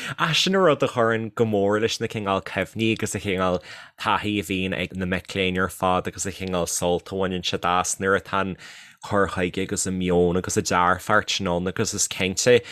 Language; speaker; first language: Irish; native; Irish